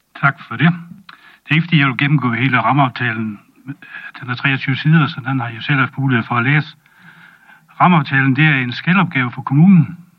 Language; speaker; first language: Danish; native; Danish